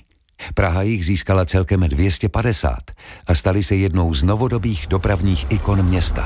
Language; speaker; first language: Czech; native; Czech